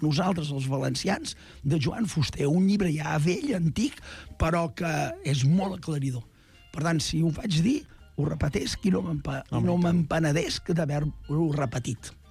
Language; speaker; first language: Catalan; native; Catalan